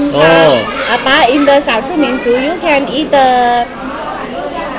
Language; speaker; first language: English; non-native, learner; Chinese